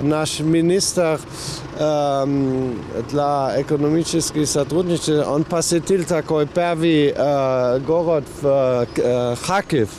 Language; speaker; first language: Russian; non-native, learner; German